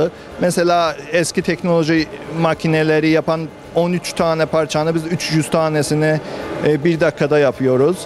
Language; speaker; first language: Turkish; non-native, learner; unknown